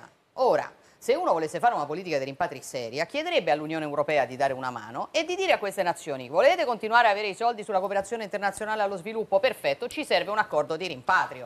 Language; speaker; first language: Italian; native; Italian